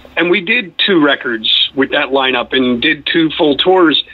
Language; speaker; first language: English; native; English